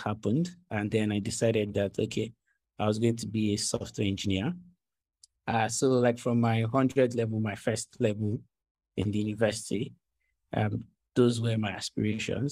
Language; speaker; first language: English; non-native, local second language; Ibibio